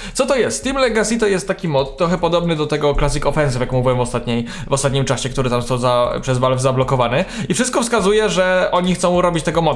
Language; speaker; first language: Polish; native; Polish